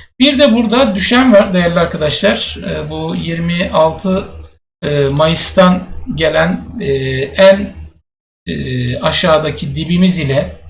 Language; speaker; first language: Turkish; native; Turkish